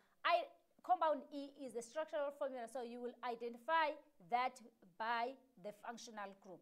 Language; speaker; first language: English; non-native, local second language; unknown